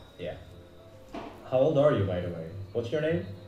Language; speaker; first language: English; non-native, fluent; Indonesian